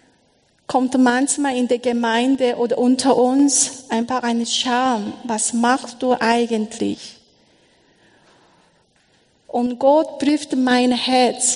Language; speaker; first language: German; non-native, learner; Korean